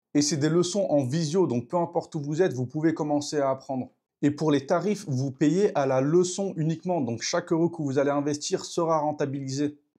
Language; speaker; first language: French; native; French